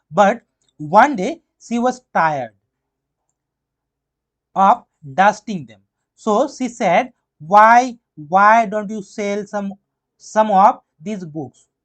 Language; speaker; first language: English; non-native, local second language; Bangla